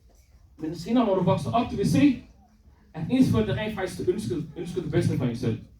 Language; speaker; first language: Danish; early bilingual, other home language; Somali